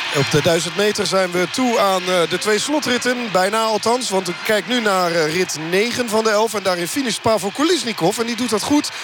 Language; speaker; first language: Dutch; native; Dutch